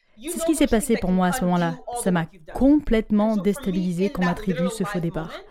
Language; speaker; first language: French; non-native, local second language; English